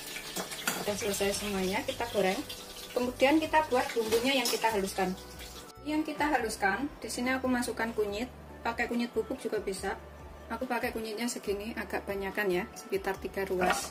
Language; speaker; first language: Indonesian; native; Indonesian